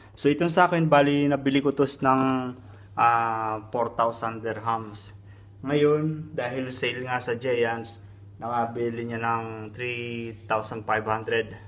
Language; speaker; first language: Filipino; native; Filipino